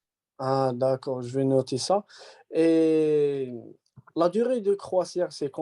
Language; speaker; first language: French; non-native, learner; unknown